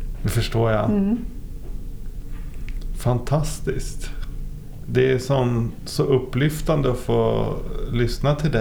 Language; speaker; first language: Swedish; native; Swedish